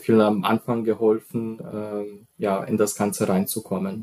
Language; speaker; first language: German; non-native, fluent; Serbian